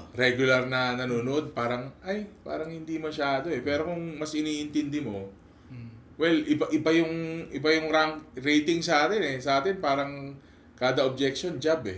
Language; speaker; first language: Filipino; non-native, local second language; Iloko